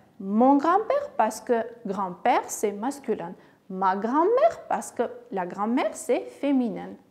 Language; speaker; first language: French; non-native, fluent; Armenian